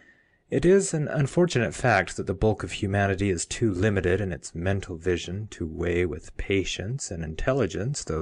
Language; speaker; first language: English; native; English